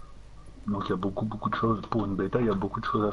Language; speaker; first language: French; native; French